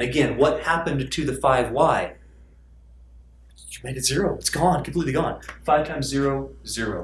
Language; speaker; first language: English; native; English